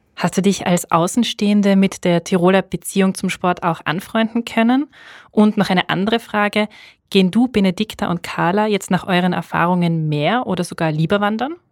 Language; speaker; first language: German; native; German